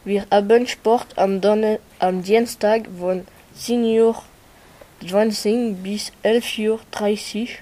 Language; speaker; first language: German; non-native, learner; French